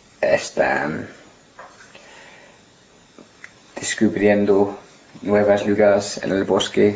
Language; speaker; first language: Spanish; non-native, learner; English